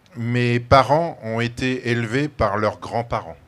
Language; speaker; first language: French; native; French